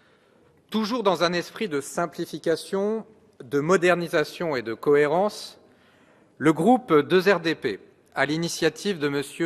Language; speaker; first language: French; native; French